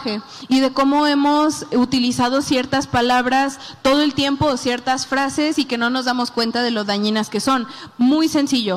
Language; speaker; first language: Spanish; native; Spanish